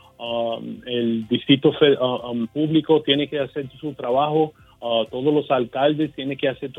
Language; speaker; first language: Spanish; early bilingual, heritage; Spanish